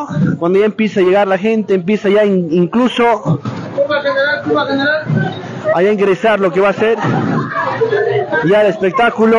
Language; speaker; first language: Spanish; native; Spanish